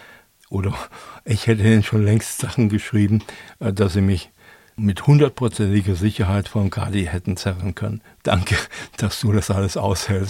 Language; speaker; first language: German; native; German